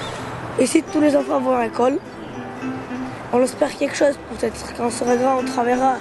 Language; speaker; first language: French; early bilingual, other home language; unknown